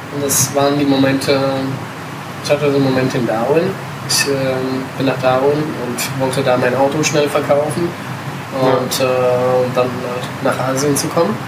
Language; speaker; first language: German; non-native, fluent; Italian